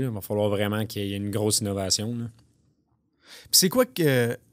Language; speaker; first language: French; native; French